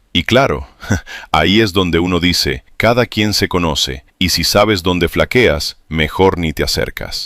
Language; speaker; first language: Spanish; native; Spanish